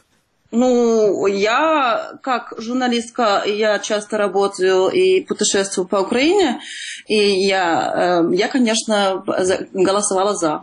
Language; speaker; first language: Russian; non-native, fluent; Dutch